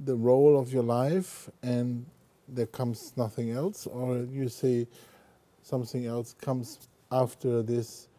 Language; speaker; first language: English; non-native, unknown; German